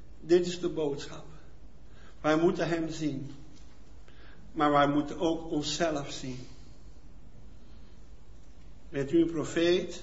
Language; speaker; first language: Dutch; non-native, fluent; Portuguese